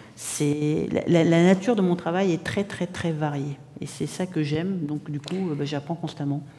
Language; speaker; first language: French; native; French